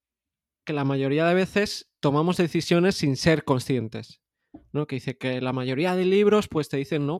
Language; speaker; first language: Spanish; native; Spanish